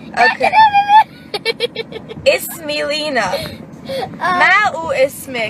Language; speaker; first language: Arabic; non-native, learner; English